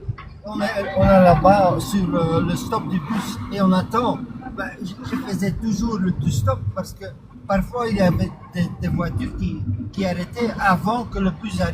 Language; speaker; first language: French; non-native, fluent; Dutch